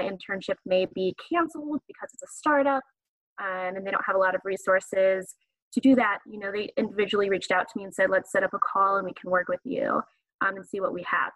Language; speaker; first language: English; native; English